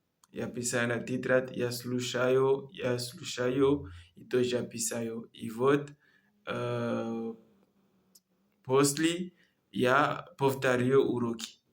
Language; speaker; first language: Russian; non-native, learner; Comorian